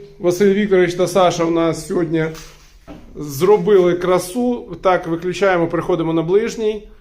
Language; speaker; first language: Ukrainian; native; Ukrainian